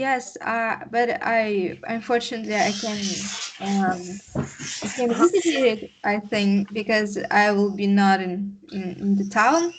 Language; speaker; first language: English; non-native, learner; Russian